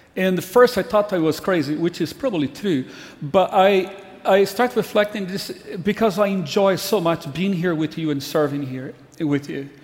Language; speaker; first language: English; non-native, fluent; Portuguese